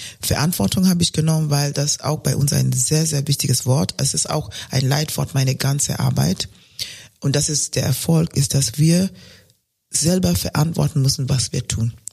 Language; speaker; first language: German; non-native, fluent; Luo (Kenya and Tanzania)